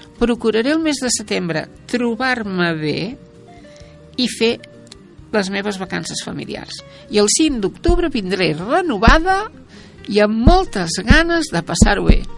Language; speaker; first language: Catalan; native; Catalan